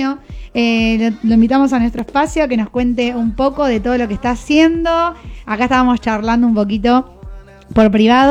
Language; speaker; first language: Spanish; native; Spanish